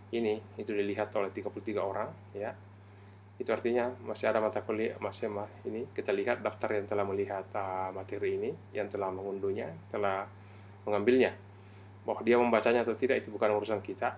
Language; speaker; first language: Indonesian; native; Indonesian